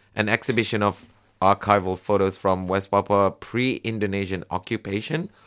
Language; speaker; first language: English; non-native, local second language; Malay